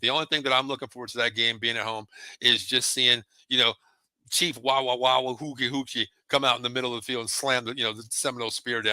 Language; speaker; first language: English; native; English